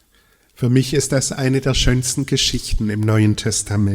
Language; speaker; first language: German; native; German